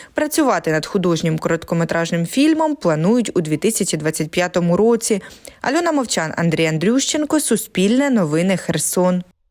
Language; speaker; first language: Ukrainian; native; Ukrainian